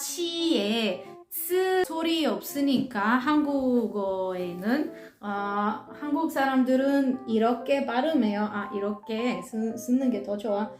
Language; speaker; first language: Korean; non-native, learner; Italian